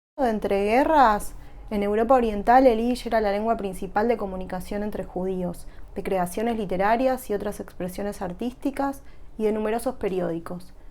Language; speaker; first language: Spanish; native; Spanish